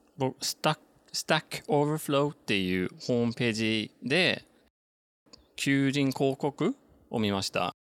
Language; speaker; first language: Japanese; non-native, fluent; Norwegian